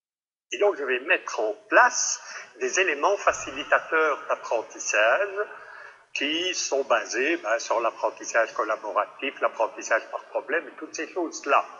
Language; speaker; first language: French; native; French